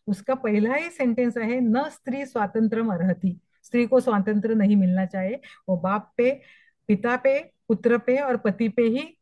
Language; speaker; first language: Hindi; non-native, local second language; Marathi